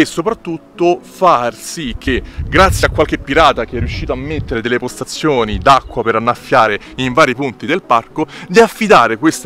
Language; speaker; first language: Italian; native; Italian